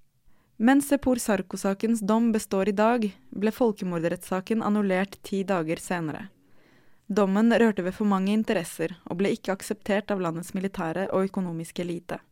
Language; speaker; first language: Norwegian; native; Norwegian